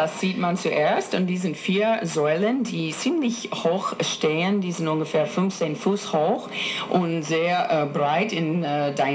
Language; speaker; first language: German; non-native, fluent; English